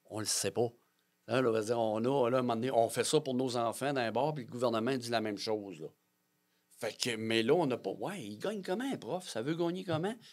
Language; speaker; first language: French; native; French